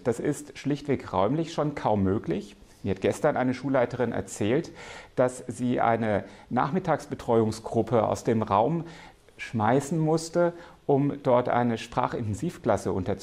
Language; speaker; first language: German; native; German